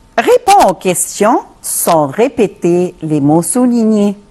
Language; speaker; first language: French; non-native, fluent; Arabic